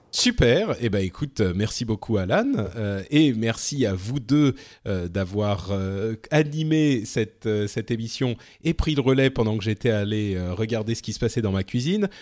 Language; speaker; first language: French; native; French